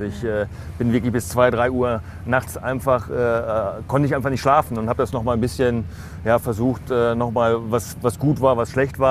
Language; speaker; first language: German; native; German